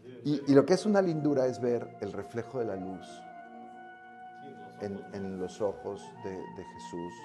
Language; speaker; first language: Spanish; native; Spanish